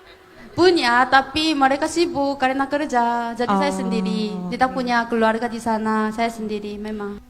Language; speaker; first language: Indonesian; non-native, fluent; Korean